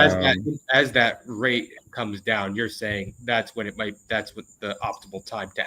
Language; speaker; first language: English; native; English